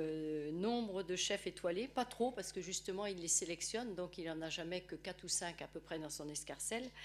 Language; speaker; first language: French; native; French